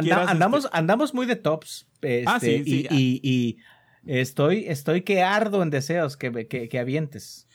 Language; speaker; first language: Spanish; native; Spanish